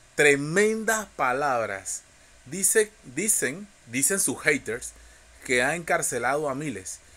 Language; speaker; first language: Spanish; native; Spanish